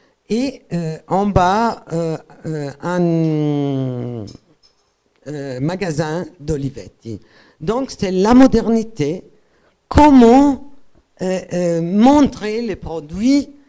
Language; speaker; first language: French; non-native, fluent; Italian